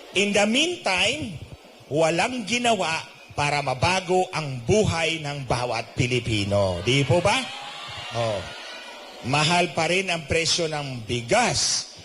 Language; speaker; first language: Filipino; non-native, local second language; Cebuano